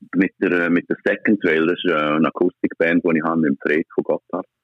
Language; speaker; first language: German; native; German